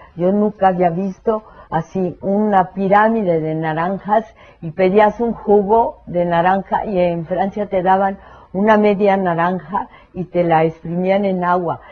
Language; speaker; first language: Spanish; early bilingual, other home language; French